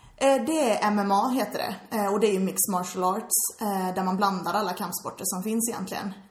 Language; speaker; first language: Swedish; early bilingual, heritage; English